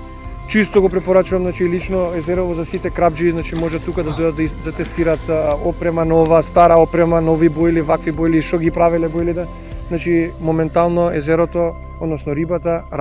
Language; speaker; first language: Macedonian; native; Macedonian